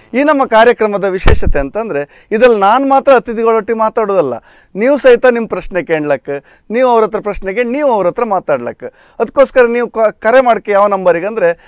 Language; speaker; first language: Kannada; native; Kannada